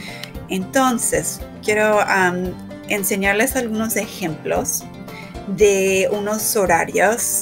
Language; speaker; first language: Spanish; non-native, fluent; English